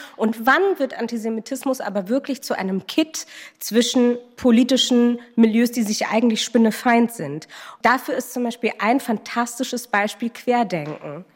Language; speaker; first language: German; native; German